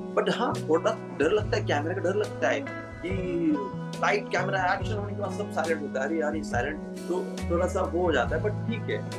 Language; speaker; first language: Hindi; non-native, local second language; Marathi